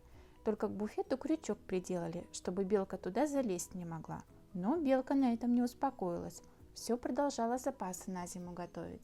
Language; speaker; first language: Russian; native; Russian